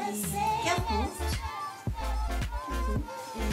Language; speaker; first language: French; non-native, learner; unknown